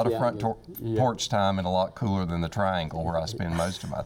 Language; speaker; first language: English; native; English